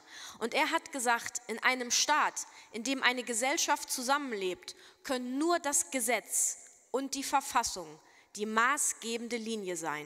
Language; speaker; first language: German; native; German